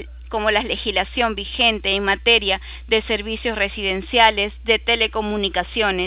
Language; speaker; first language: Spanish; native; Spanish